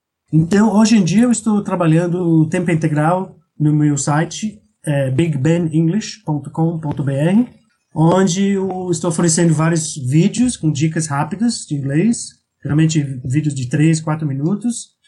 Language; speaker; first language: Portuguese; non-native, fluent; English